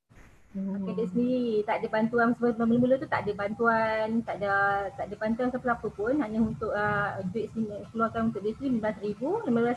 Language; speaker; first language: Malay; native; Malay